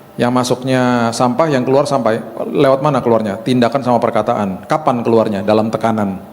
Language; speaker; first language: Indonesian; native; Indonesian